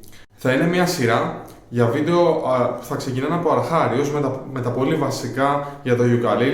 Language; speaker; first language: Greek; native; Greek